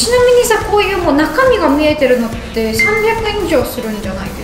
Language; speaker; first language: Japanese; native; Japanese